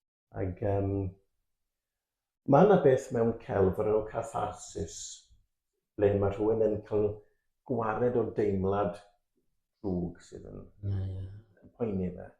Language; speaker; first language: Welsh; native; Welsh